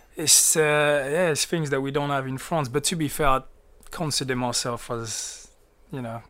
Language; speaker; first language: English; early bilingual, other home language; French